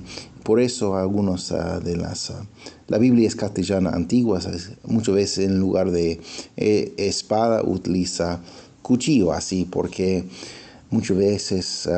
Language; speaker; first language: Spanish; non-native, fluent; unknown